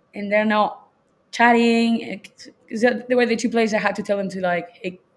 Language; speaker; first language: English; non-native, fluent; Spanish